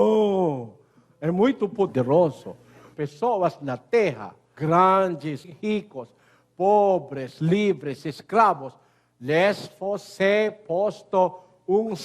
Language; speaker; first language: Portuguese; non-native, learner; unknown